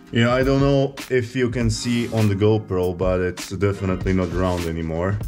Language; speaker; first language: English; non-native, fluent; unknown